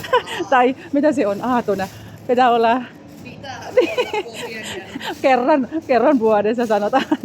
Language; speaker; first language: Finnish; non-native, learner; Filipino